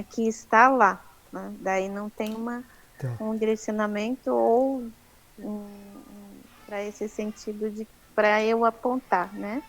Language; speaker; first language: Portuguese; native; Portuguese